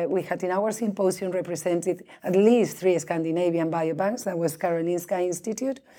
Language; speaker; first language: English; non-native, fluent; Spanish